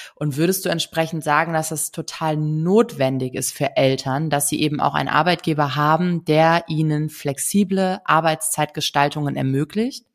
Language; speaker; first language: German; native; German